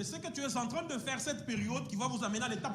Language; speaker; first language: French; non-native, fluent; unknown